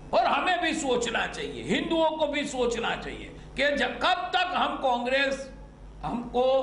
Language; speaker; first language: Hindi; non-native, local second language; Gujarati